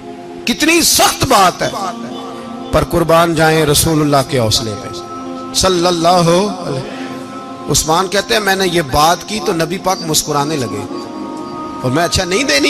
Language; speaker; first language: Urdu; non-native, local second language; Punjabi